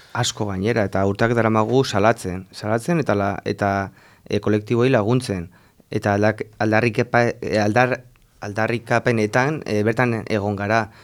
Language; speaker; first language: Basque; non-native, local second language; Spanish